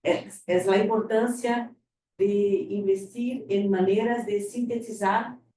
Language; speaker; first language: Spanish; non-native, fluent; Portuguese